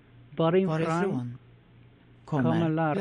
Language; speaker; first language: Swedish; non-native, learner; Spanish